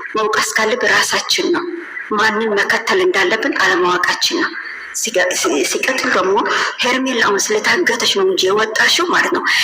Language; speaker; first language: Amharic; non-native, local second language; Tigrinya